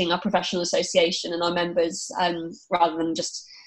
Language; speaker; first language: English; native; English